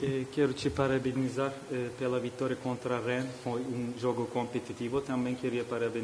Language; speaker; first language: Portuguese; non-native, fluent; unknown